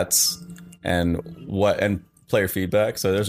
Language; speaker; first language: English; non-native, local second language; Sinhala